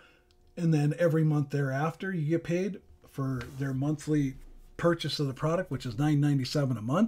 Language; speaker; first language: English; native; English